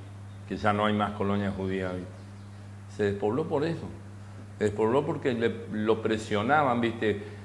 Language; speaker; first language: Spanish; native; Spanish